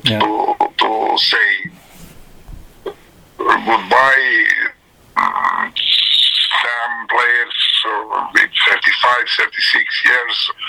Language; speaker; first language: English; non-native, learner; Serbian